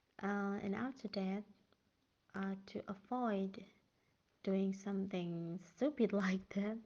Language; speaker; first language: English; non-native, learner; Indonesian